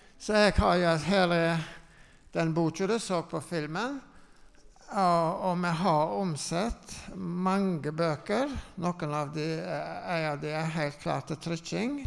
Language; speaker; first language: Norwegian; native; Norwegian